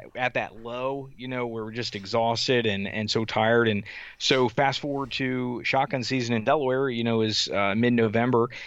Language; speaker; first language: English; native; English